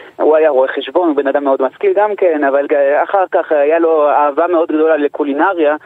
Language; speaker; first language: Hebrew; early bilingual, heritage; English